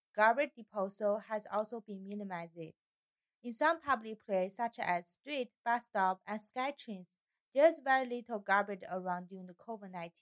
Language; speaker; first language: English; non-native, fluent; Chinese